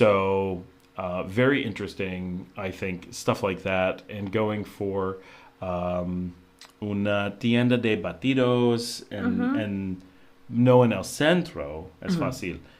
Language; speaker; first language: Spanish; non-native, learner; English